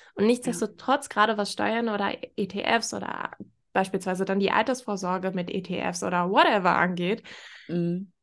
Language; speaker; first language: German; native; German